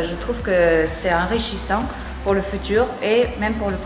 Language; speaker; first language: French; non-native, fluent; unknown